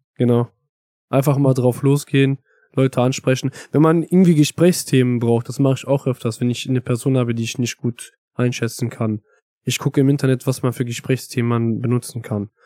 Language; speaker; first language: German; native; German